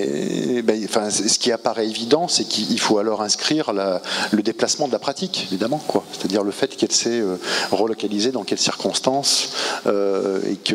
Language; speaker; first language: French; native; French